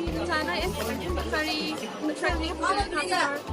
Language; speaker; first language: English; non-native, learner; Indonesian